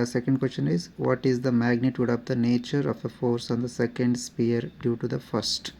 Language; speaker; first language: English; non-native, local second language; Kannada